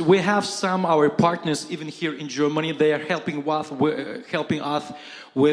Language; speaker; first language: English; non-native, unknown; Ukrainian